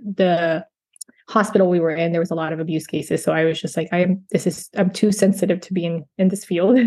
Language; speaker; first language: English; native; English